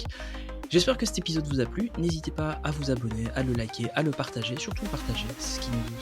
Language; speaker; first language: French; native; French